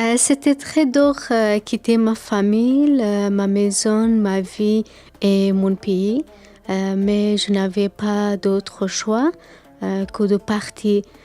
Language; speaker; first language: French; non-native, learner; Persian